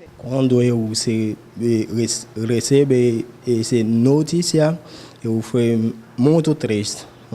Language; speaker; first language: Portuguese; non-native, learner; Haitian Creole